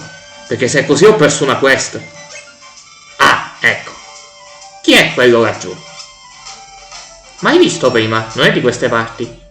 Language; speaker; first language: Italian; native; Italian